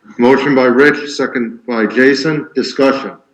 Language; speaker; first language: English; native; English